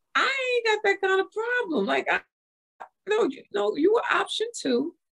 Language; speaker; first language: English; native; English